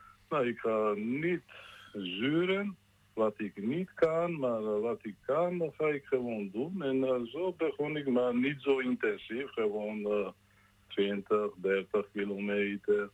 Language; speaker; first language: Dutch; non-native, learner; Georgian